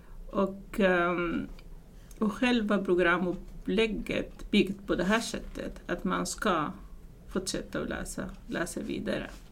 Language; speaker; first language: Swedish; non-native, fluent; Arabic